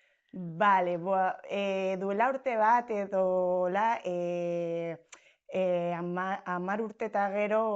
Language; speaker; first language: Basque; non-native, local second language; Spanish